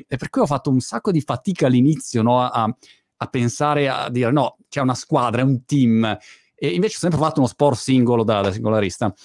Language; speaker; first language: Italian; native; Italian